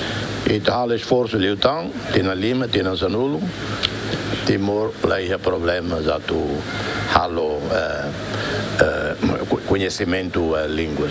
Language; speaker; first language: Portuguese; non-native, local second language; Tetum